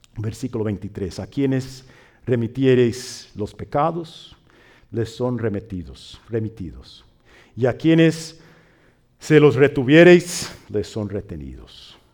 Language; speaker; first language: Spanish; non-native, fluent; English